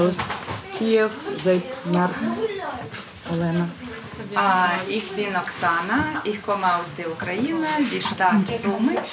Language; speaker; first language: German; non-native, learner; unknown